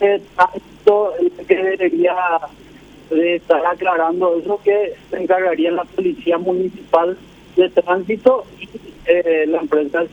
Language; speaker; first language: Spanish; native; Spanish